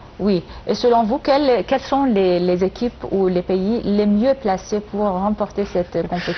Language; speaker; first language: French; non-native, fluent; Arabic